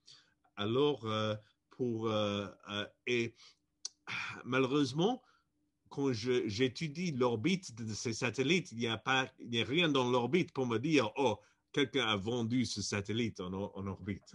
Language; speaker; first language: French; non-native, fluent; English